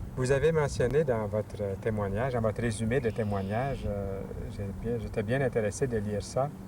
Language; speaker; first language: French; native; French